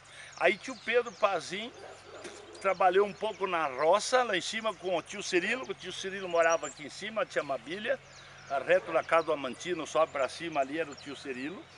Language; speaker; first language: Portuguese; native; Portuguese